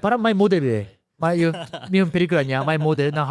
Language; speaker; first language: Filipino; non-native, fluent; Japanese